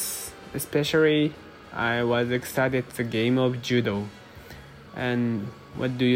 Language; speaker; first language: English; non-native, learner; Japanese